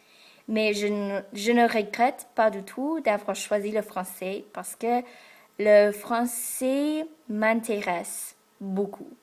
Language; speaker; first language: French; non-native, fluent; English